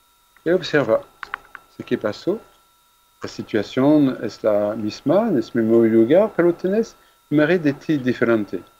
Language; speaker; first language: Spanish; non-native, fluent; French